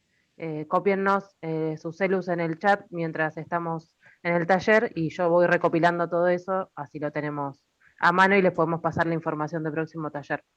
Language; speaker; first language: Spanish; native; Spanish